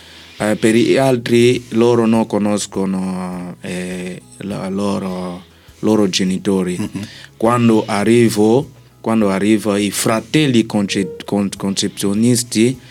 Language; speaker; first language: Italian; non-native, learner; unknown